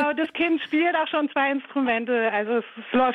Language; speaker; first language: German; native; German